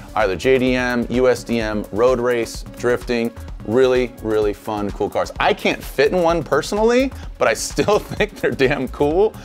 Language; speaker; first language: English; native; English